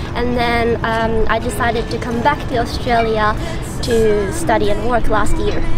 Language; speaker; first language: English; non-native, fluent; Japanese